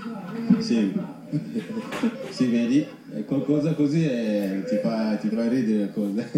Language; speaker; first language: Italian; non-native, learner; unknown